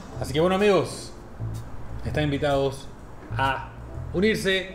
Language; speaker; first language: Spanish; native; Spanish